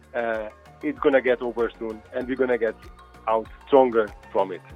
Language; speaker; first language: English; non-native, fluent; Hungarian